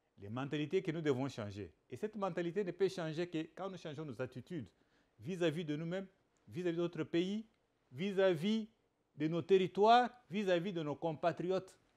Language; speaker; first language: French; non-native, local second language; Lingala